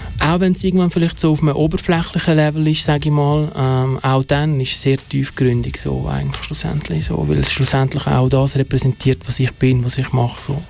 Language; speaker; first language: German; early bilingual, other home language; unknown